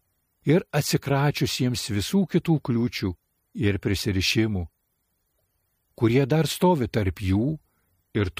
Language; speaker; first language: Lithuanian; native; Lithuanian